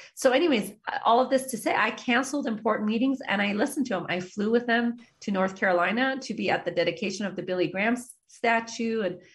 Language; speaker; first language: English; early bilingual, other home language; Persian